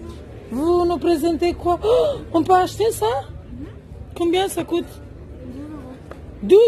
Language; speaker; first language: French; non-native, learner; Romanian